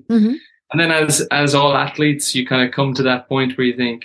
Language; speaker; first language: English; native; English